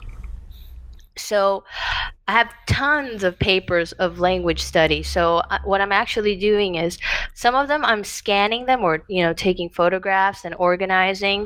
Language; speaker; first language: English; non-native, fluent; Portuguese